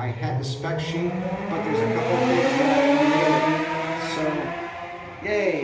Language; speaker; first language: English; native; English